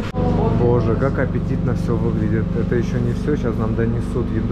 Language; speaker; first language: Russian; native; Russian